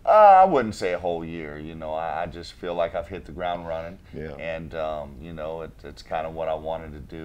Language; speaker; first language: English; native; English